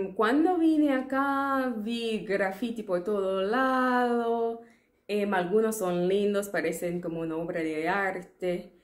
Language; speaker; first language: Spanish; non-native, fluent; English